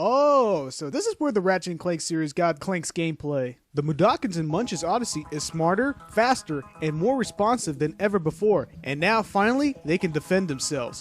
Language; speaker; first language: English; non-native, fluent; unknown